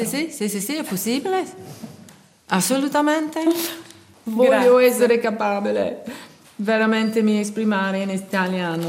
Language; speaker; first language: Italian; non-native, learner; English